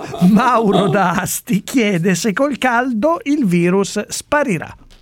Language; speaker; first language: Italian; native; Italian